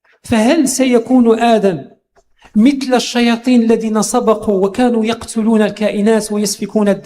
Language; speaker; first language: Arabic; native; Arabic